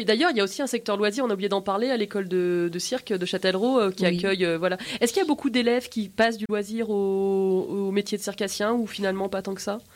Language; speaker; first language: French; native; French